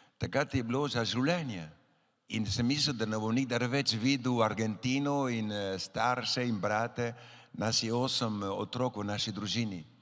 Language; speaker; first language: Slovenian; early bilingual, heritage; Slovenian